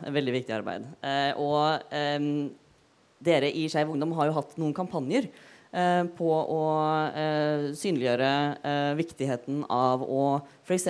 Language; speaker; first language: Norwegian; native; Norwegian